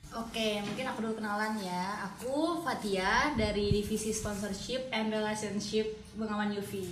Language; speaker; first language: Indonesian; native; Indonesian